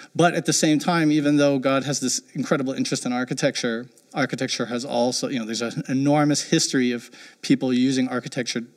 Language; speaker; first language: English; early bilingual, heritage; German